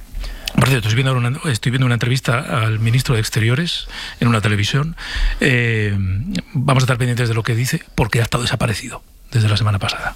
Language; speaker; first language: Spanish; native; Spanish